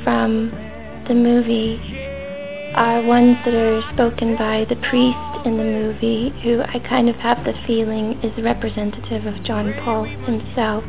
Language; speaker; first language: English; native; English